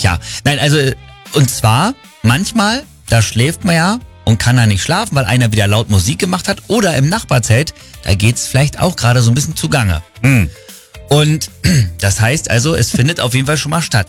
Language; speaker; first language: German; native; German